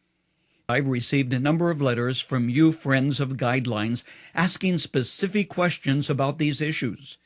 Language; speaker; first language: English; native; English